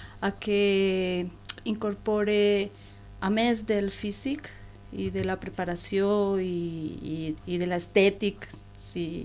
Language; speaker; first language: Catalan; non-native, learner; Spanish